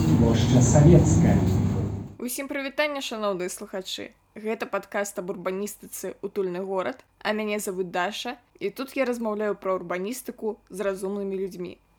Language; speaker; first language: Belarusian; non-native, local second language; Russian